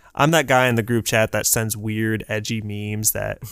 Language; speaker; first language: English; early bilingual, other home language; Urdu